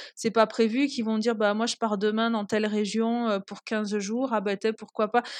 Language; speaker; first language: French; native; French